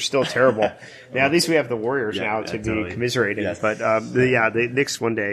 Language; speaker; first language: English; native; English